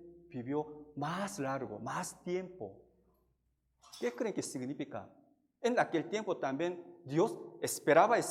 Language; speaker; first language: Spanish; non-native, fluent; Korean